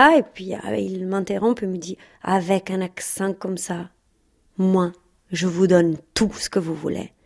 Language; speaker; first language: French; non-native, fluent; Italian